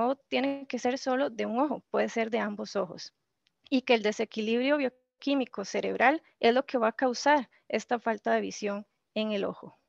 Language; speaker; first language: Spanish; native; Spanish